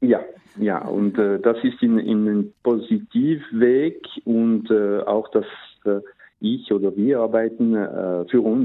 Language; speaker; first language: German; non-native, local second language; French